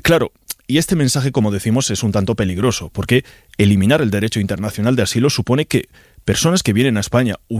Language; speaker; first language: Spanish; native; Spanish